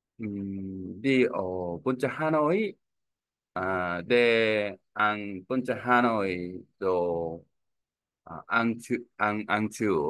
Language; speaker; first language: Vietnamese; non-native, learner; Korean